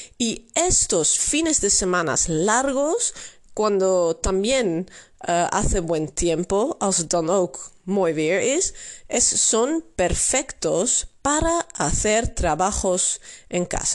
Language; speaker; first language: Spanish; non-native, learner; Dutch